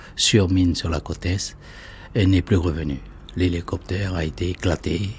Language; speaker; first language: French; native; French